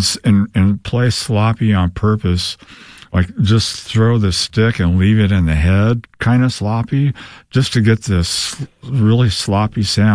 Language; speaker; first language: English; native; English